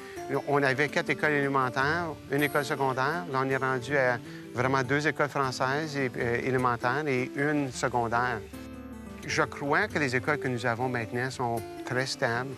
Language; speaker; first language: French; native; French